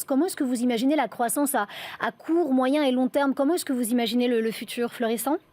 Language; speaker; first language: French; native; French